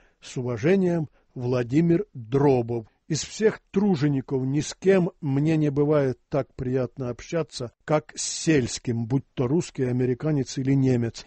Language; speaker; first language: Russian; non-native, local second language; Ukrainian